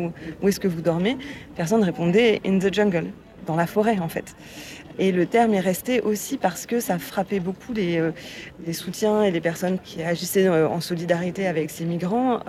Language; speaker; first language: French; native; French